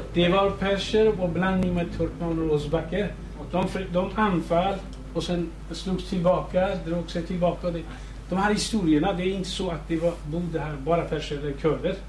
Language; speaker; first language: Swedish; non-native, fluent; Kurdish